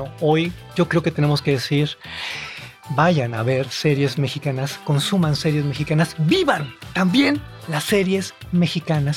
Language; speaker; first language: Spanish; native; Spanish